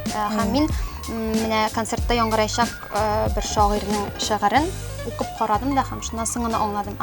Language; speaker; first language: Tatar; native; Tatar